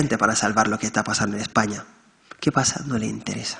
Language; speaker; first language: Spanish; non-native, fluent; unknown